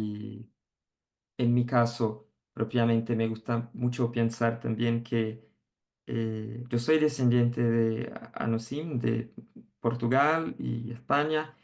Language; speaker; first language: Spanish; non-native, fluent; Portuguese